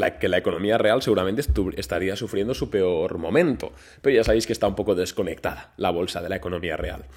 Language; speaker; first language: Spanish; native; Spanish